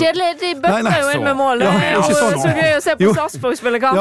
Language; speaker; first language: Norwegian; native; Norwegian